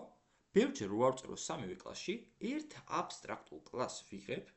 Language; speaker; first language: Georgian; native; Georgian